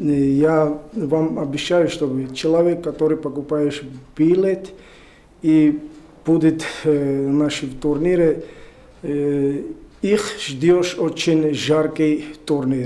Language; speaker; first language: Russian; non-native, learner; Georgian